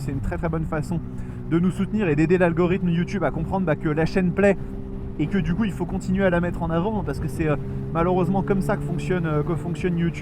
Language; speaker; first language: French; native; French